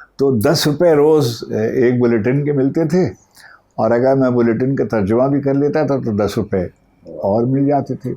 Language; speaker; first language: Urdu; native; Urdu